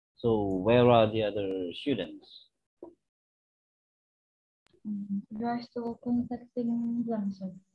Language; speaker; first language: English; non-native, fluent; Indonesian